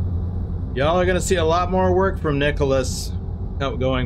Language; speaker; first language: English; native; English